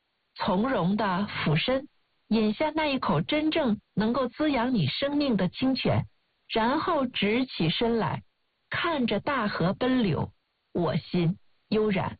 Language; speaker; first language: Chinese; native; Chinese